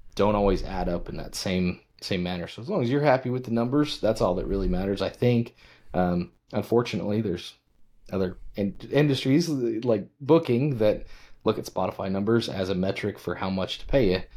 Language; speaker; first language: English; native; English